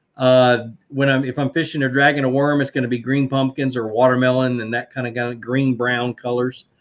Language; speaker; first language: English; native; English